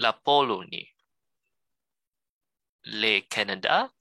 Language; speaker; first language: French; non-native, learner; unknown